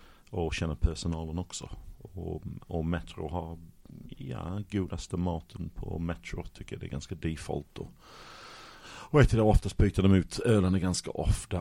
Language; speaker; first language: Swedish; non-native, fluent; English